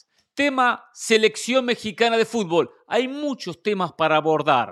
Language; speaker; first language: Spanish; native; Spanish